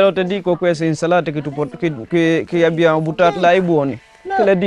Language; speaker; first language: Italian; non-native, learner; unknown